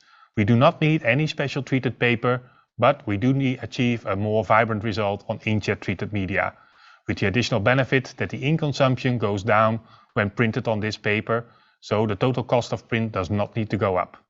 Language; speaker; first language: English; non-native, fluent; Dutch